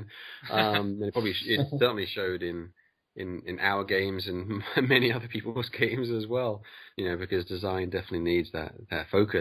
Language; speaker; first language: English; native; English